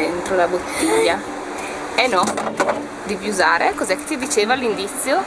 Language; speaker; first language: Italian; native; Italian